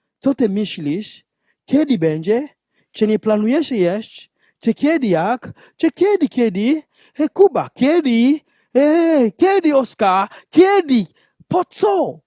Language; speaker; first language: Polish; non-native, learner; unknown